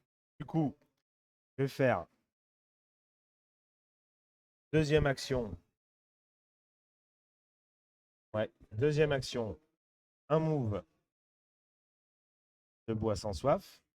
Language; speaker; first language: French; native; French